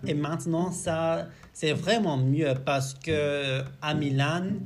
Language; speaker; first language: French; non-native, learner; English